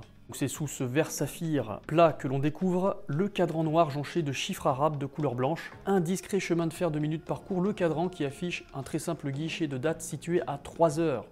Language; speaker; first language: French; native; French